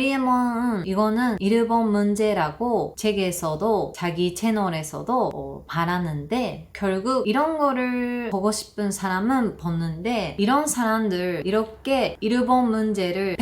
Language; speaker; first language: Korean; non-native, learner; Japanese